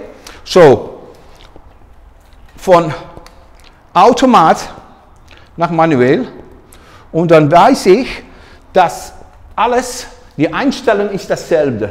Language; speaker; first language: German; non-native, learner; Dutch